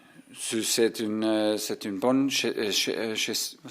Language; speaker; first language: French; non-native, fluent; German